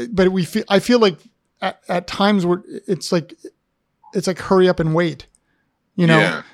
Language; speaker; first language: English; native; English